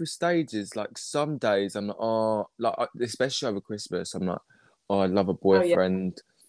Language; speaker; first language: English; native; English